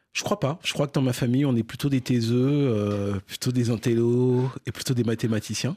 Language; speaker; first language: French; early bilingual, other home language; Fon